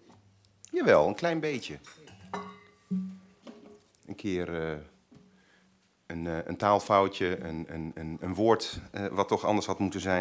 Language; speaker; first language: Dutch; native; Dutch